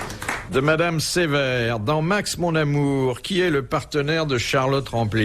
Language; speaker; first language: French; native; French